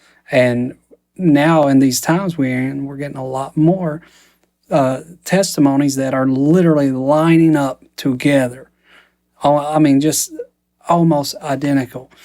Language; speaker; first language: English; native; English